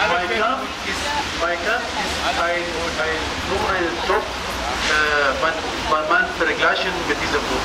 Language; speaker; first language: German; non-native, learner; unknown